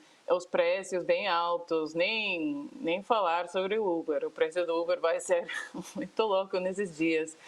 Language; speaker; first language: Portuguese; non-native, fluent; English